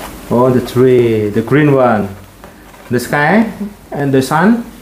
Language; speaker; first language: English; non-native, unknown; Indonesian